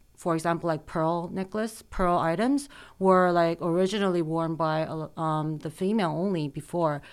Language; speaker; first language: English; early bilingual, other home language; Korean